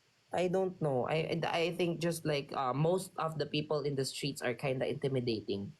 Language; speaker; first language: English; non-native, local second language; Filipino